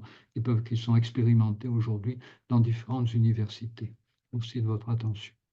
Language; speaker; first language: French; native; French